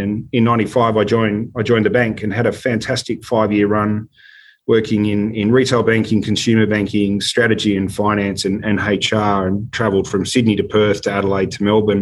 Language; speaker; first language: English; native; English